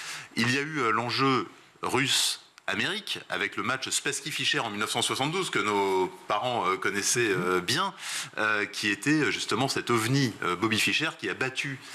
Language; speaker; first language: French; native; French